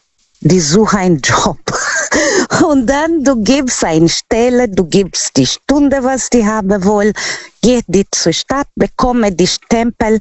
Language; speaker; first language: German; non-native, learner; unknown